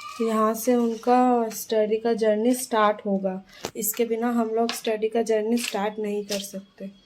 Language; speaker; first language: Hindi; non-native, local second language; Bangla